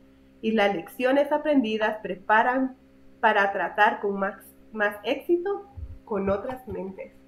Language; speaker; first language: Spanish; native; Spanish